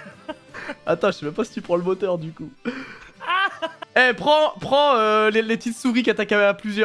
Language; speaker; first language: French; native; French